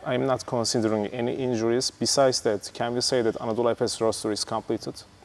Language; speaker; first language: English; non-native, fluent; Turkish